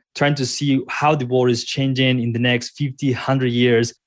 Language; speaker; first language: English; non-native, fluent; Spanish